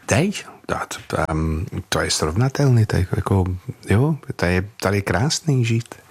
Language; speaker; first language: Czech; non-native, fluent; English